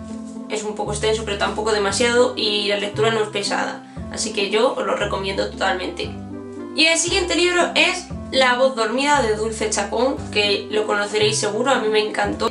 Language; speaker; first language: Spanish; native; Spanish